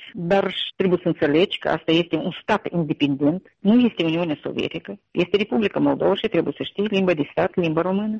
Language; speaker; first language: Romanian; non-native, local second language; Russian